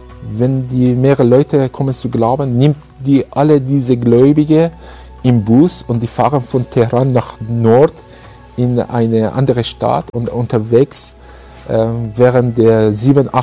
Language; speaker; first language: German; non-native, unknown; Persian